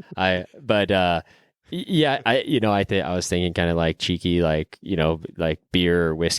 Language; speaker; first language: English; native; English